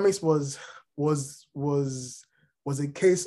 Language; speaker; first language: English; non-native, local second language; Yoruba